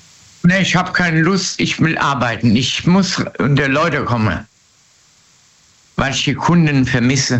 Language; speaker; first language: German; native; German